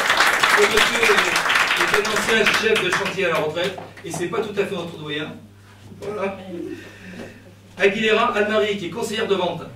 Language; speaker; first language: French; native; French